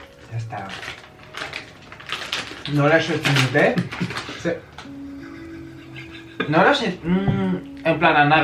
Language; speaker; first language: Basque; non-native, local second language; Spanish